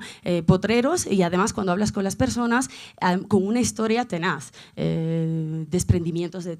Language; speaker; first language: Spanish; native; Spanish